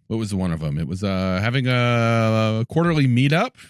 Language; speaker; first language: English; native; English